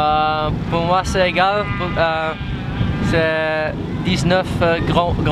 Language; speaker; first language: French; non-native, learner; Dutch